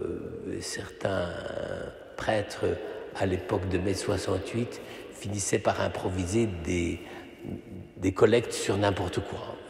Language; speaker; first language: French; native; French